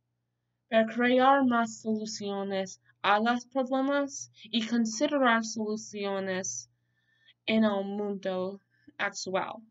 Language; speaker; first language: Spanish; non-native, learner; English